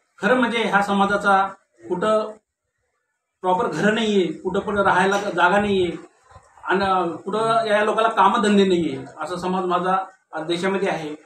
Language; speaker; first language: Marathi; non-native, local second language; Lambadi